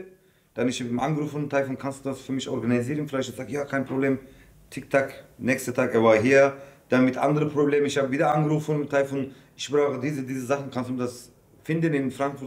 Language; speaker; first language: German; non-native, learner; Turkish